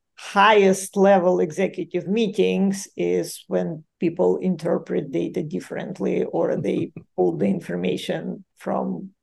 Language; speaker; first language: English; non-native, fluent; Ukrainian